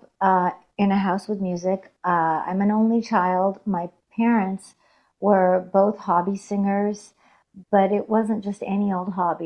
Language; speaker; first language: English; non-native, fluent; Hindi